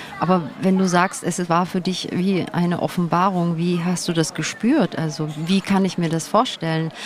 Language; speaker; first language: German; early bilingual, other home language; Turkish